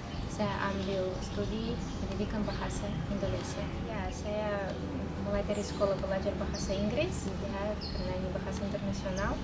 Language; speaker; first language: Indonesian; non-native, fluent; Russian